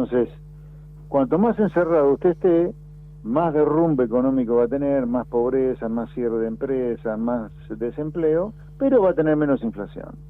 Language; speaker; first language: Spanish; native; Spanish